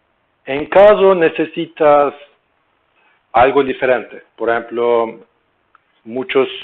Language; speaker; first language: Spanish; non-native, learner; Turkish